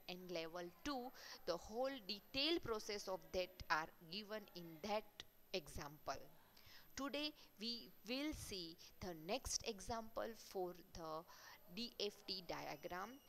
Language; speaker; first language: English; non-native, local second language; Gujarati